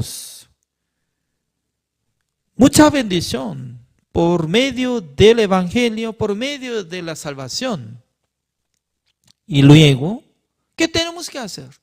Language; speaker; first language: Spanish; non-native, learner; Korean